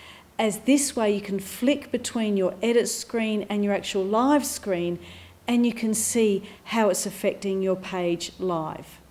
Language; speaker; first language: English; native; English